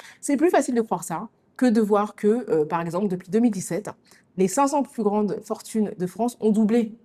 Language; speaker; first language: French; native; French